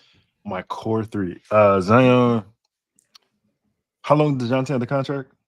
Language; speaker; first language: English; native; English